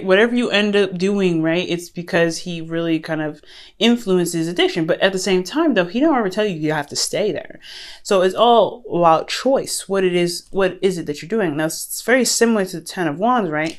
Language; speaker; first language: English; native; English